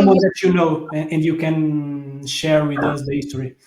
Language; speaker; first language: English; non-native, fluent; Portuguese